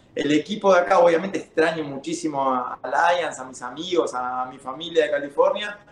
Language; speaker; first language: Spanish; native; Spanish